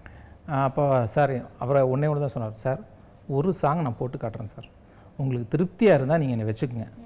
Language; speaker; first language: Tamil; native; Tamil